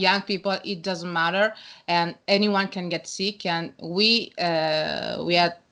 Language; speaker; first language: English; non-native, learner; Italian